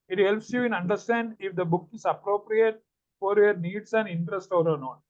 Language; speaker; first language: English; non-native, local second language; Malayalam